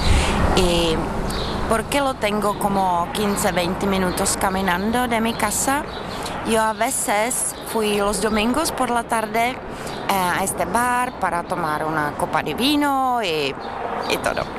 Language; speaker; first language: Spanish; non-native, fluent; Czech